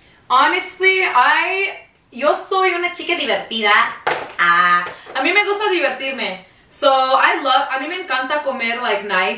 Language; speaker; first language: Spanish; early bilingual, heritage; Spanish